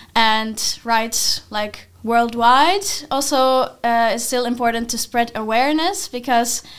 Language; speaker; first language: English; non-native, fluent; Finnish